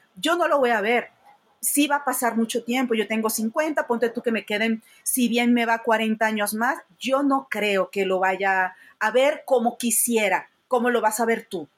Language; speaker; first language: Spanish; native; Spanish